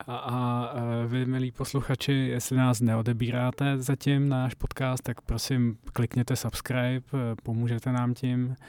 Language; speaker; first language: Czech; native; Czech